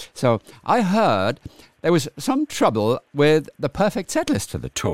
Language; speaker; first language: English; non-native, fluent; German